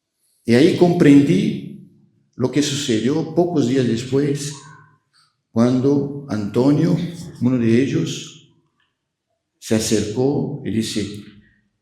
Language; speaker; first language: Spanish; non-native, fluent; Portuguese